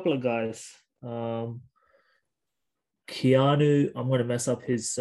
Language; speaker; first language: English; native; English